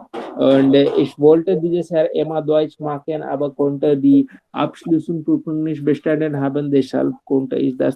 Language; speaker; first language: German; non-native, learner; Hindi